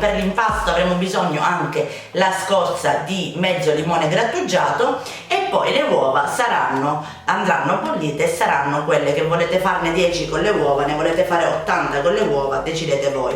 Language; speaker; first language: Italian; native; Italian